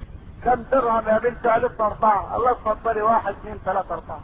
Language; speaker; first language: Arabic; native; Arabic